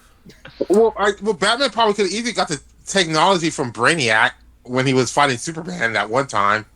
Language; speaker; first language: English; native; English